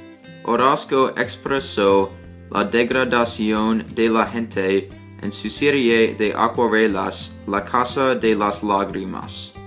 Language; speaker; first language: Spanish; non-native, learner; English